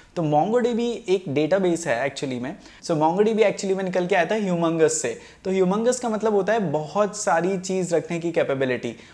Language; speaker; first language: Hindi; native; Hindi